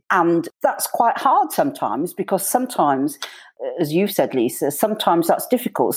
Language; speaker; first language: English; native; English